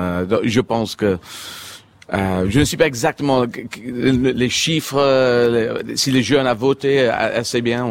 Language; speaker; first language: French; non-native, fluent; English